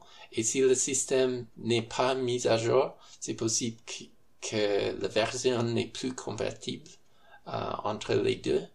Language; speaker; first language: French; non-native, fluent; English